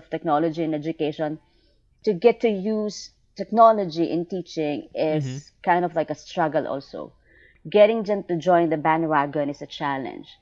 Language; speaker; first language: English; non-native, local second language; Filipino